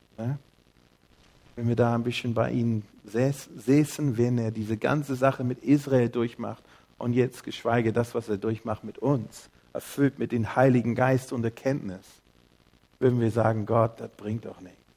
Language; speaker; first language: German; early bilingual, heritage; English